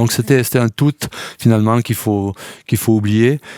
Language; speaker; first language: French; native; French